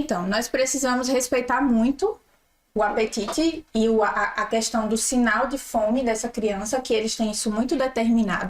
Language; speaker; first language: Portuguese; native; Portuguese